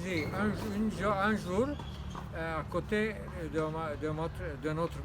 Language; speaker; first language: French; non-native, fluent; Turkish